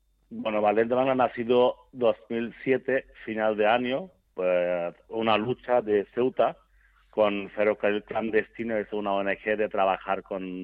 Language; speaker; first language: Spanish; non-native, learner; Bangla